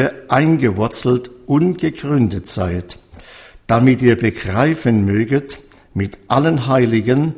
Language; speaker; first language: German; native; German